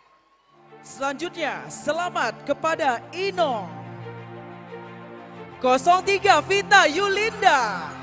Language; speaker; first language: Indonesian; native; Indonesian